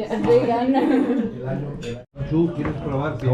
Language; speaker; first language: Spanish; non-native, learner; Korean